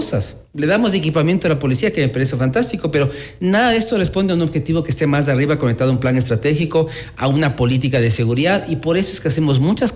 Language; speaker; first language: Spanish; native; Spanish